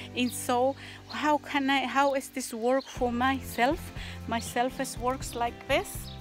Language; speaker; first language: English; non-native, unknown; Spanish